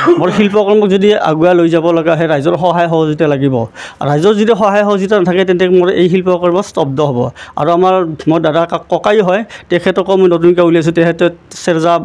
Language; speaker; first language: Assamese; native; Assamese